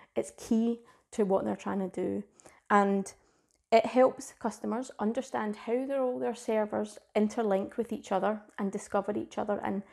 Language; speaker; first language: English; native; English